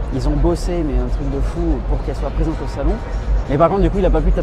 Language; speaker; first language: French; native; French